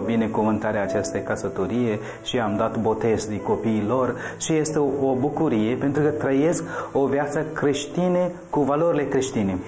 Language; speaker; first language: Romanian; non-native, learner; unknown